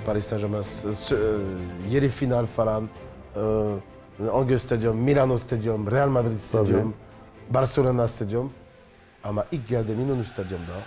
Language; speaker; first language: Turkish; non-native, learner; French